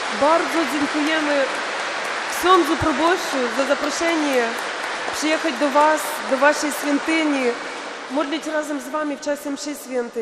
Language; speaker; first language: Polish; non-native, learner; Ukrainian